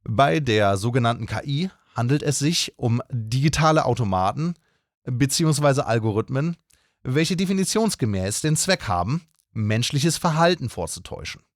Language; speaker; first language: German; native; German